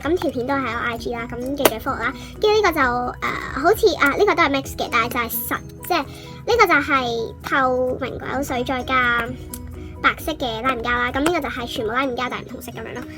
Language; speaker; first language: Cantonese; native; Cantonese